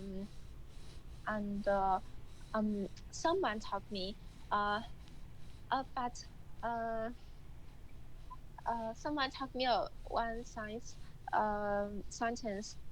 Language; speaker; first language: English; non-native, learner; Chinese